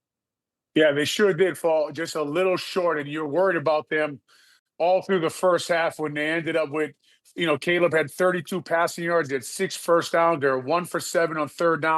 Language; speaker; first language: English; native; English